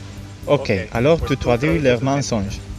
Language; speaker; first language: French; non-native, fluent; Spanish